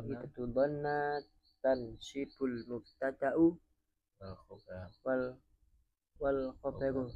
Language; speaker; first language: Arabic; non-native, learner; Indonesian